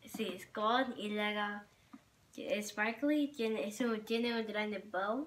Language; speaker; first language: Spanish; early bilingual, heritage; Spanish